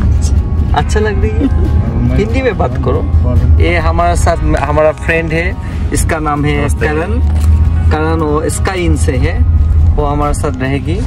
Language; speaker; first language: Hindi; non-native, learner; Bangla